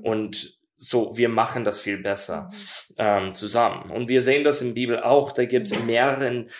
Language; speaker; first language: German; non-native, learner; English